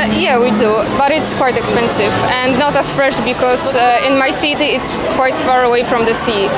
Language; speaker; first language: English; non-native, fluent; Polish